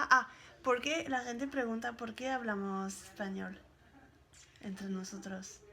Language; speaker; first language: Spanish; non-native, fluent; French